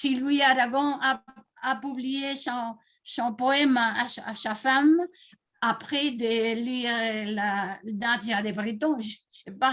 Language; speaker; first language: French; non-native, learner; Spanish